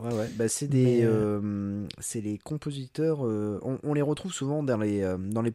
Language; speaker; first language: French; native; French